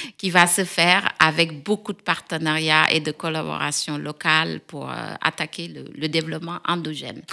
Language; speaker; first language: French; non-native, local second language; Wolof